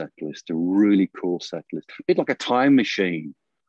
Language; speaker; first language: English; native; English